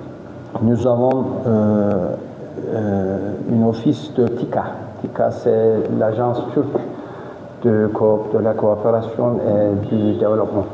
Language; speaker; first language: French; non-native, fluent; Turkish